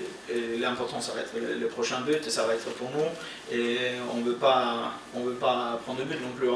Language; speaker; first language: French; non-native, fluent; Norwegian